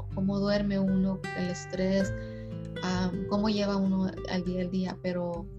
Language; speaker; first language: Spanish; early bilingual, heritage; Spanish